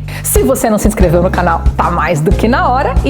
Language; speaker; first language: Portuguese; native; Portuguese